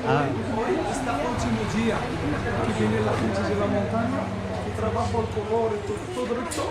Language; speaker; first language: Spanish; non-native, learner; Arabic